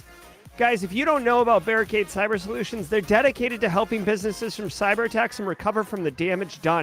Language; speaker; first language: English; native; English